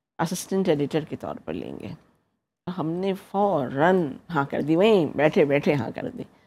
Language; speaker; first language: Urdu; native; Urdu